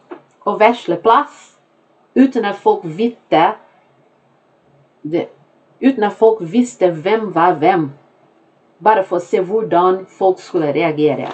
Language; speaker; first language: Norwegian; non-native, fluent; Portuguese